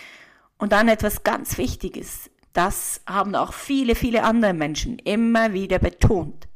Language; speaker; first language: German; native; German